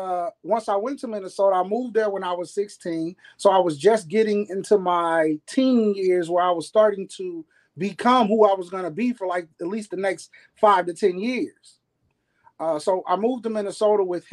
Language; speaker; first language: English; native; English